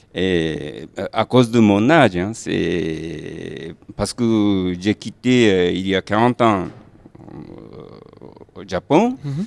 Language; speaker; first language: French; non-native, fluent; Japanese